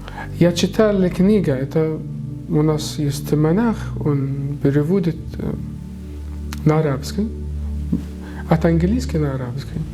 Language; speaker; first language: Russian; non-native, learner; Arabic